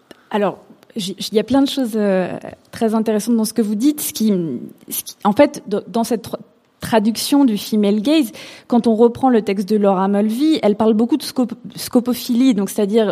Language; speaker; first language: French; native; French